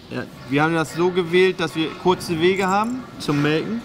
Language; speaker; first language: German; native; German